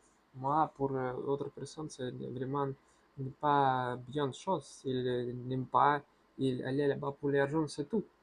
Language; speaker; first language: French; non-native, learner; Russian